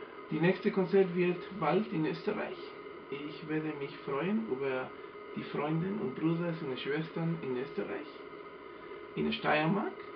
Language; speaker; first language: German; non-native, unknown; Spanish